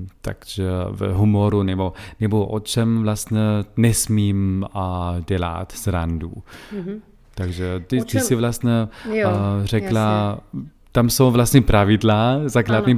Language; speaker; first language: Czech; non-native, learner; German